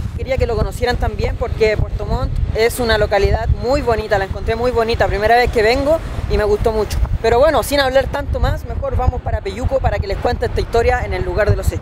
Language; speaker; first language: Spanish; native; Spanish